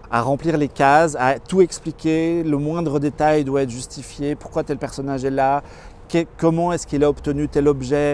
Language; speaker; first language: French; native; French